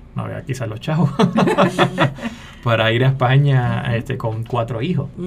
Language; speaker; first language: Spanish; native; Spanish